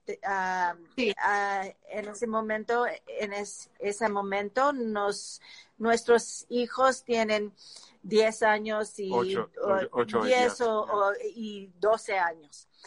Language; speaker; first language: Spanish; non-native, learner; English